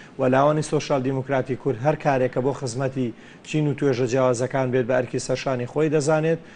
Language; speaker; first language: Central Kurdish; native; Central Kurdish